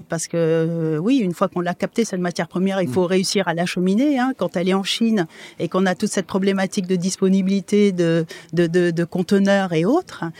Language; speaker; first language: French; non-native, local second language; Wolof